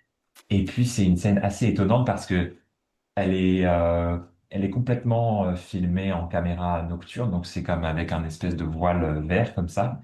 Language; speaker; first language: French; native; French